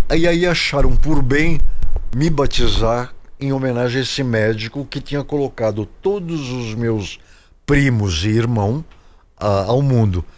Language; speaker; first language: Portuguese; native; Portuguese